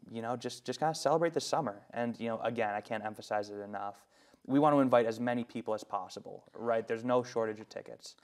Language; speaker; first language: English; native; English